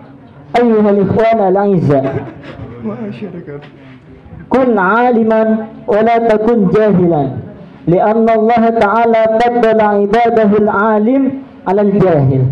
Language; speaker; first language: Arabic; non-native, learner; Indonesian